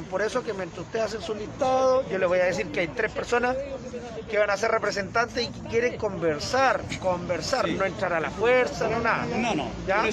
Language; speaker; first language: Spanish; native; Spanish